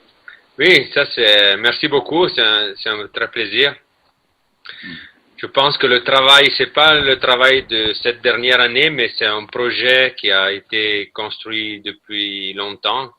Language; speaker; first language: French; non-native, fluent; Italian